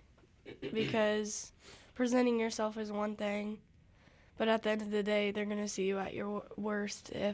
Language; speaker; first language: English; native; English